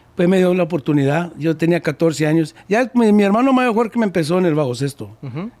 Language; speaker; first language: Spanish; early bilingual, heritage; Spanish